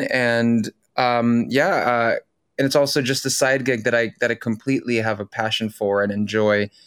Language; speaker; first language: English; early bilingual, other home language; Filipino